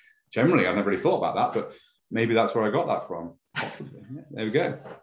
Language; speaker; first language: English; native; English